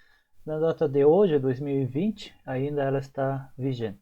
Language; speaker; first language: Portuguese; native; Portuguese